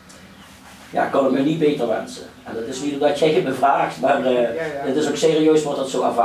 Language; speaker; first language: Dutch; native; Dutch